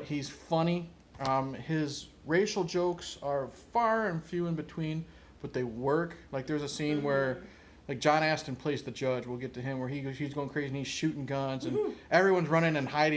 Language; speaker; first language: English; native; English